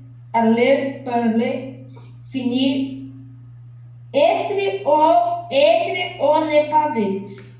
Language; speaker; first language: French; non-native, learner; Portuguese